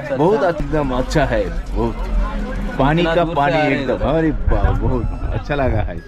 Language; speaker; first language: Hindi; non-native, local second language; Bangla